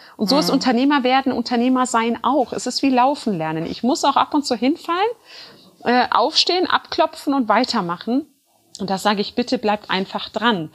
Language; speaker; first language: German; early bilingual, other home language; Turkish